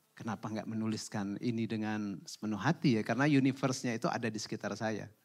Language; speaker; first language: Indonesian; native; Indonesian